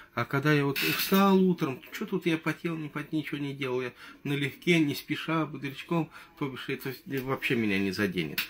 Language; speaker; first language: Russian; native; Russian